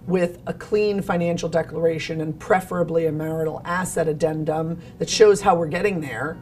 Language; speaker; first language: English; native; English